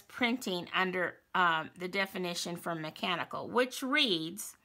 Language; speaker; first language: English; native; English